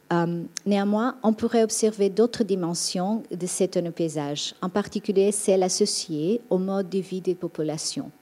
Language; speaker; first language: French; non-native, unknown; Portuguese